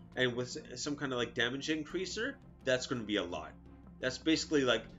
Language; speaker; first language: English; native; English